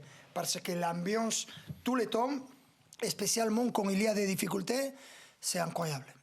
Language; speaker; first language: French; non-native, fluent; Spanish